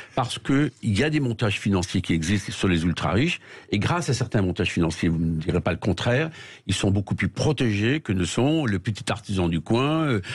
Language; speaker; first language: French; native; French